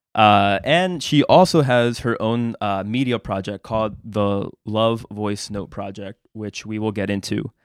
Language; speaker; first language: English; early bilingual, other home language; Spanish